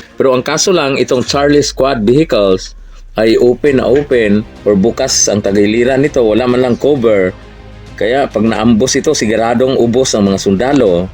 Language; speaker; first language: Filipino; non-native, local second language; Cebuano